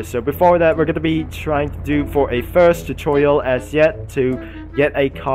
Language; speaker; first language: English; non-native, learner; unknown